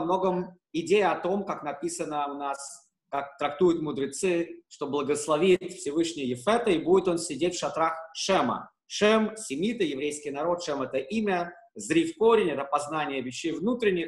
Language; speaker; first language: Russian; native; Russian